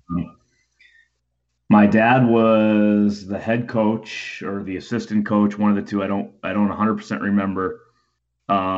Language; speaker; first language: English; native; English